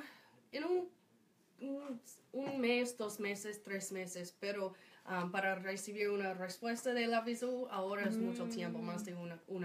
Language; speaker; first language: Spanish; non-native, fluent; English